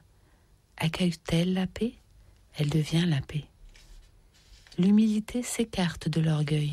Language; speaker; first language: French; native; French